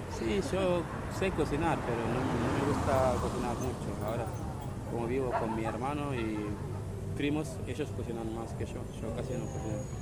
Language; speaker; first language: Spanish; non-native, fluent; Wolof